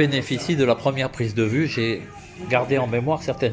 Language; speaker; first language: French; native; French